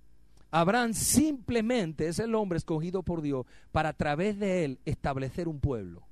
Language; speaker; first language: Spanish; native; Spanish